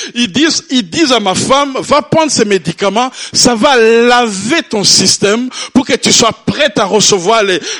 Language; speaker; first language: French; non-native, local second language; Rundi